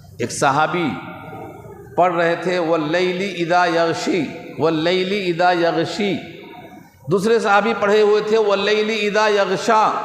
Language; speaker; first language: Urdu; native; Urdu